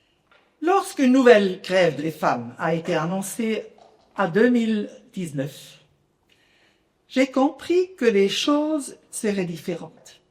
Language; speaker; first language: French; non-native, local second language; German